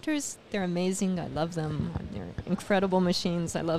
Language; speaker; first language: English; native; English